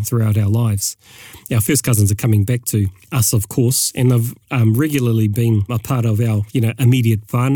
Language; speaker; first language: English; native; English